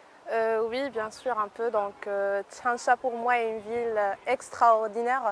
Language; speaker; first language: French; non-native, local second language; Arabic